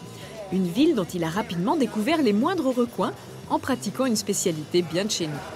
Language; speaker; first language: French; native; French